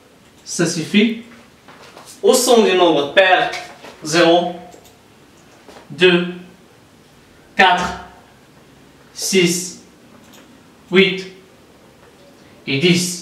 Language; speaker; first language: French; non-native, local second language; Arabic